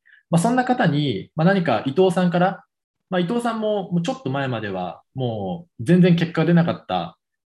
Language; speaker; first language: Japanese; native; Japanese